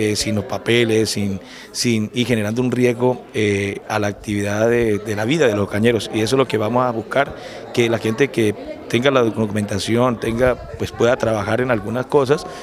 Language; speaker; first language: Spanish; native; Spanish